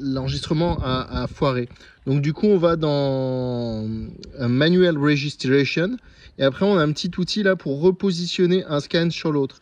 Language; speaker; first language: French; native; French